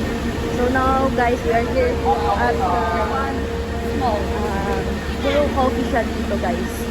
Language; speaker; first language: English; non-native, local second language; Filipino